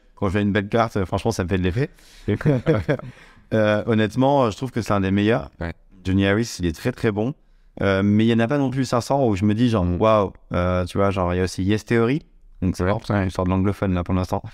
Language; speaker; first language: French; native; French